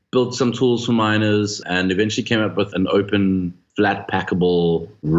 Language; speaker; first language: English; native; English